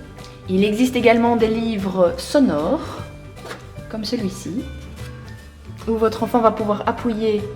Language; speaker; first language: French; native; French